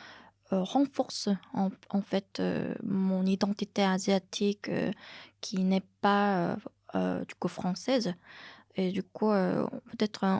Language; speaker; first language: French; non-native, fluent; Korean